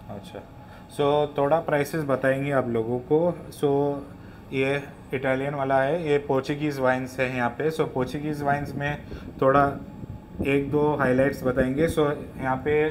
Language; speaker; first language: Hindi; non-native, local second language; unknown